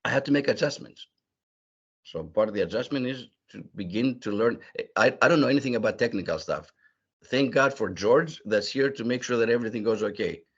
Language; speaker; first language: English; early bilingual, other home language; Greek